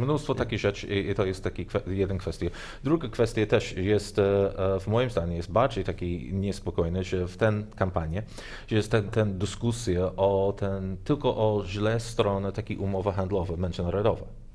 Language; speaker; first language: Polish; non-native, learner; English